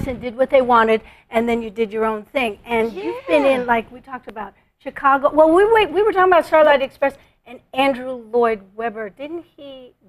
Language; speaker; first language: English; native; English